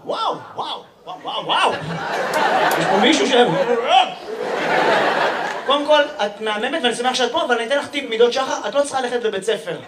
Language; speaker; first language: Hebrew; native; Hebrew